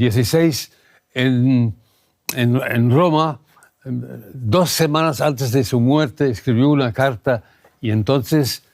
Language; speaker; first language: Spanish; non-native, fluent; German